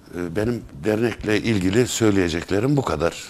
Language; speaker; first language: Turkish; native; Turkish